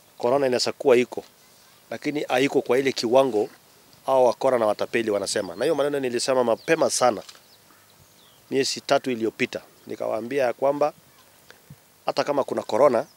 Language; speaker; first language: Swahili; non-native, local second language; Kalenjin